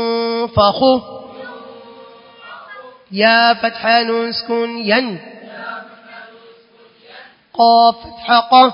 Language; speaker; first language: Arabic; non-native, learner; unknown